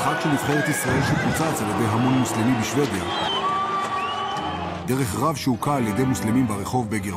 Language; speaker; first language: Hebrew; native; Hebrew